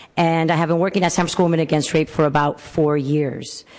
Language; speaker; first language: English; native; English